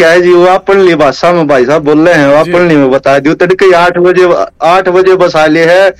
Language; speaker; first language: Hindi; native; Hindi